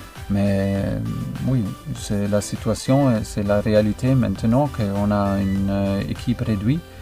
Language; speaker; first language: French; non-native, fluent; German